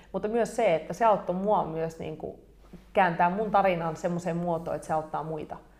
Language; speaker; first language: Finnish; native; Finnish